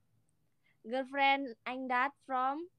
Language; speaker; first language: English; non-native, learner; Indonesian